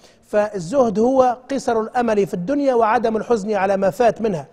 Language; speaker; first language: Arabic; native; Arabic